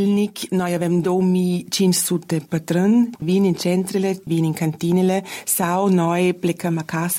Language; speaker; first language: Romanian; non-native, learner; German